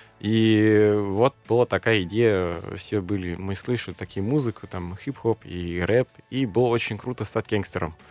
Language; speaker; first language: Russian; non-native, fluent; German